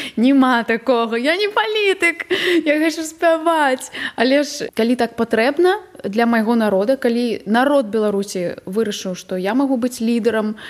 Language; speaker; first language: Belarusian; non-native, local second language; Russian